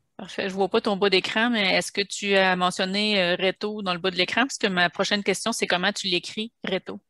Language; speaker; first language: French; native; French